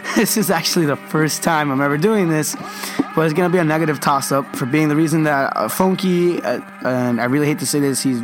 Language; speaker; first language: English; early bilingual, other home language; Spanish